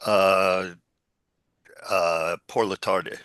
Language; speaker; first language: Spanish; non-native, learner; English